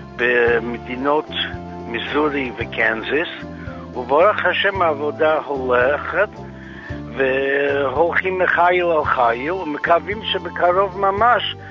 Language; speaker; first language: Hebrew; non-native, fluent; English